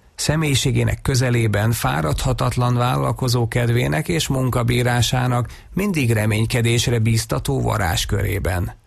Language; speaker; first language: Hungarian; native; Hungarian